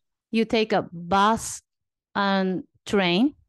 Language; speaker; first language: English; non-native, learner; Japanese